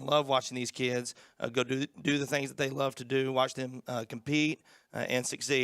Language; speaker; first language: English; native; English